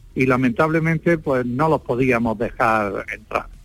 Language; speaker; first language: Spanish; native; Spanish